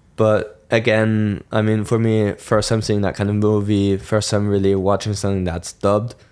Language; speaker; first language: English; non-native, fluent; German